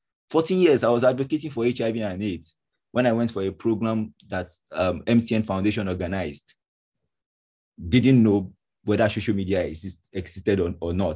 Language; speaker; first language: English; non-native, local second language; Yoruba